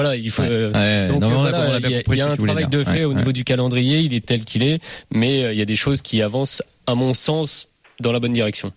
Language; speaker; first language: French; native; French